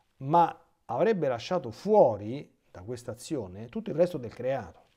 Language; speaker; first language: Italian; native; Italian